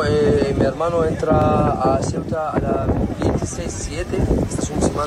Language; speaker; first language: Spanish; non-native, learner; Arabic